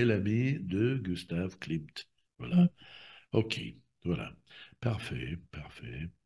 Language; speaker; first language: French; non-native, fluent; Russian